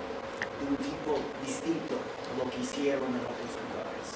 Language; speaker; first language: Spanish; non-native, fluent; English